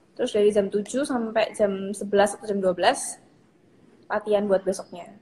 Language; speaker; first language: Indonesian; native; Indonesian